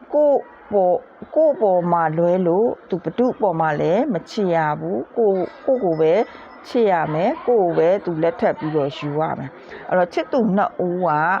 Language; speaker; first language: Burmese; native; Burmese